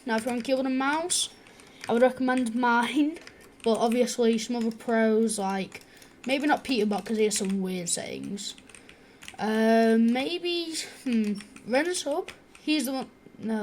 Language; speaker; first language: English; native; English